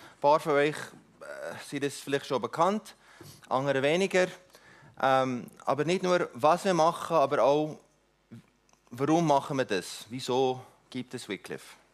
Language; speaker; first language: German; non-native, fluent; Afrikaans